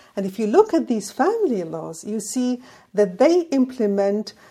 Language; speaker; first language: English; non-native, fluent; Arabic